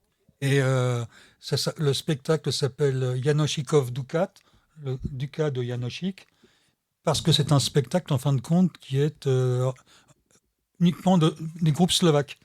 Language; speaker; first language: French; native; French